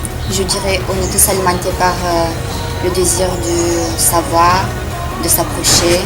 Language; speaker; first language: French; non-native, fluent; Romanian